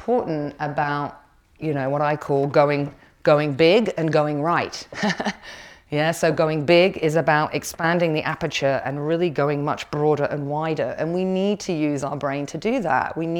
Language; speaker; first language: English; native; English